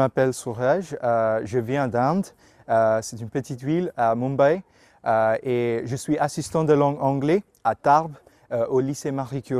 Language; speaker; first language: French; non-native, learner; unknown